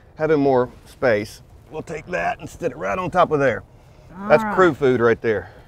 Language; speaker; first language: English; native; English